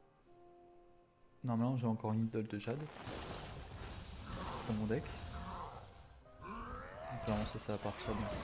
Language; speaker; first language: French; native; French